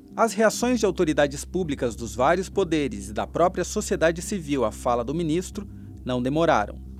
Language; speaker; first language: Portuguese; native; Portuguese